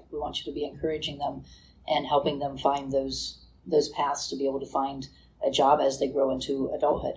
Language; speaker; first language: English; native; English